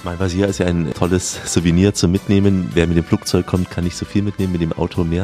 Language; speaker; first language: German; native; German